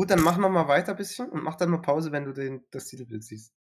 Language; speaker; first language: German; native; German